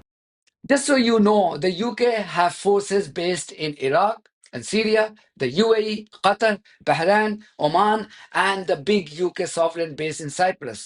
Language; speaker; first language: English; non-native, local second language; Hindi